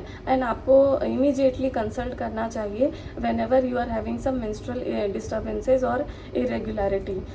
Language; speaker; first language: Hindi; native; Hindi